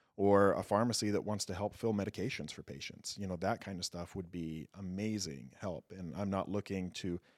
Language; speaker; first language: English; native; English